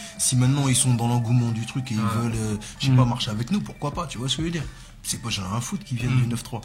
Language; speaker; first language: French; native; French